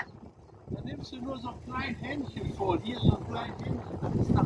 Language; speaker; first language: German; native; German